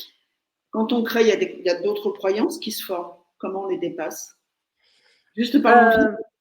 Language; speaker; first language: French; native; French